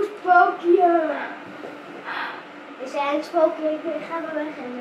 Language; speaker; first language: Dutch; early bilingual, other home language; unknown